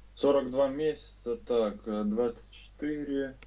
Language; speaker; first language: Russian; native; Russian